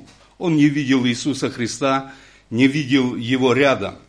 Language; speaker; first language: Russian; non-native, local second language; Ukrainian